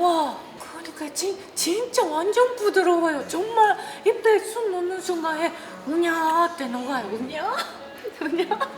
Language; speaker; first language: Korean; non-native, learner; Japanese